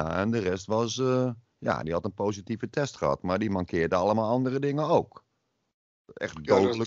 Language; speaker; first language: Dutch; native; Dutch